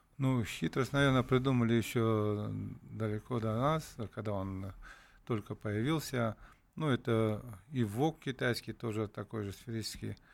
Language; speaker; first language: Russian; non-native, local second language; Uzbek